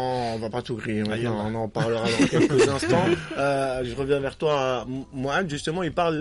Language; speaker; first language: French; non-native, local second language; Arabic